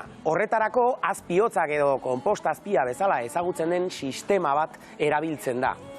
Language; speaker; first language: Basque; native; Basque